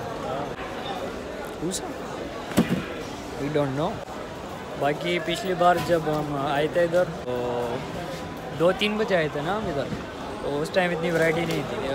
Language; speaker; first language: Urdu; native; Urdu